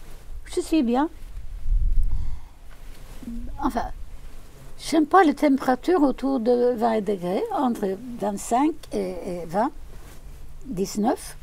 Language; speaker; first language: French; non-native, fluent; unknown